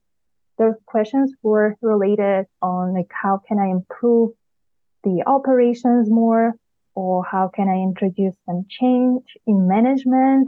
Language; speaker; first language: English; non-native, fluent; Ukrainian